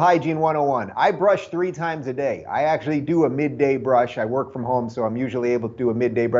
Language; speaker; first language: English; native; English